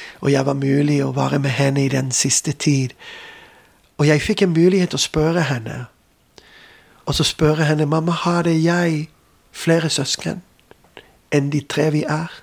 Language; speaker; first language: Norwegian; non-native, fluent; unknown